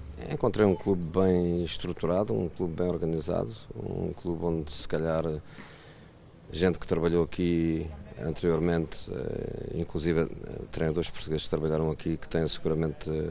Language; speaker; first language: Portuguese; native; Portuguese